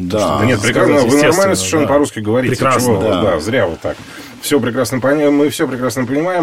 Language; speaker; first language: Russian; native; Russian